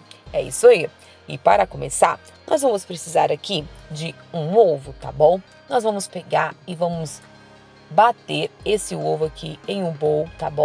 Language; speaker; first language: Portuguese; native; Portuguese